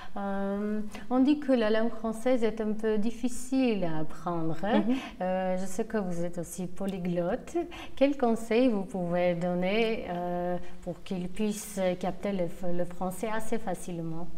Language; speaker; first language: French; non-native, fluent; Armenian